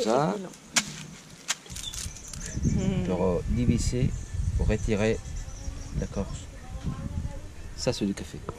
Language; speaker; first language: French; non-native, learner; Spanish